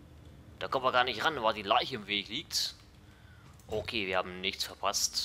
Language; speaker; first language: German; native; German